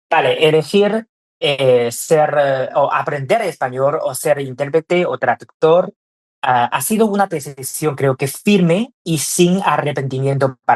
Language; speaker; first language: Spanish; non-native, fluent; Chinese